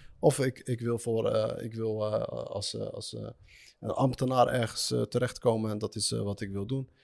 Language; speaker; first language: Dutch; early bilingual, other home language; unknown